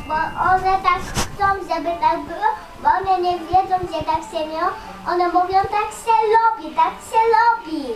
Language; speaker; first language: Polish; native; Polish